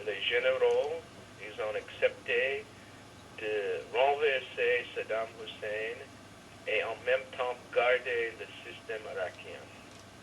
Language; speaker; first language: French; non-native, learner; English